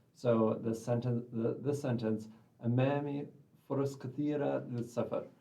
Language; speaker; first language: Arabic; non-native, fluent; English